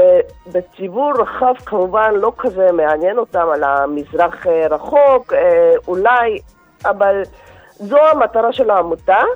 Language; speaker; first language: Hebrew; non-native, fluent; Korean